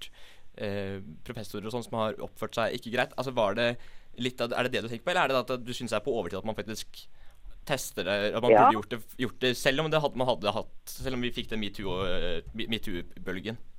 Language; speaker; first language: Norwegian; native; Norwegian